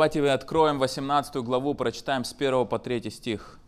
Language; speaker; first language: Russian; native; Russian